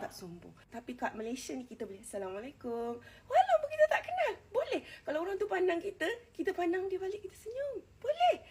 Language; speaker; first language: Malay; native; Malay